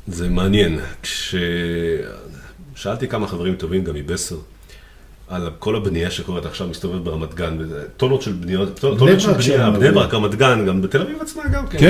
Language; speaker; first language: Hebrew; native; Hebrew